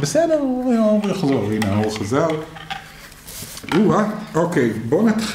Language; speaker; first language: Hebrew; native; Hebrew